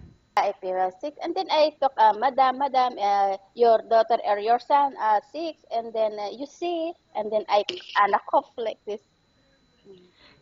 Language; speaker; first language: English; non-native, learner; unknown